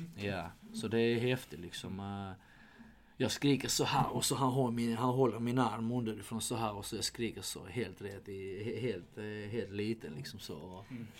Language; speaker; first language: Swedish; non-native, fluent; Russian